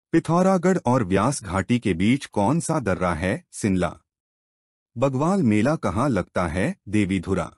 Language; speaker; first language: Hindi; native; Hindi